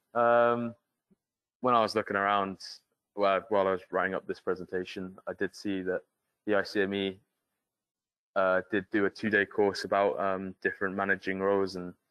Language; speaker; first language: English; native; English